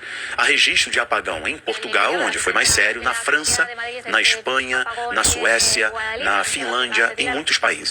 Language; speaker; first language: Portuguese; native; Portuguese